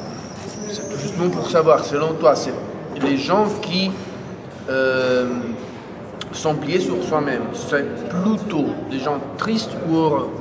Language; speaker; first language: French; non-native, fluent; Italian